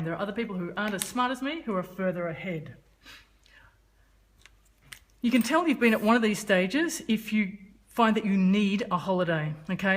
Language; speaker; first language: English; native; English